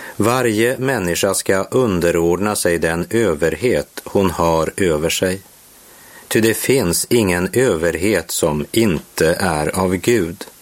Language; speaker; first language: Swedish; native; Swedish